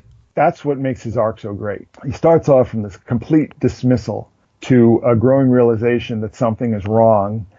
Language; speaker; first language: English; native; English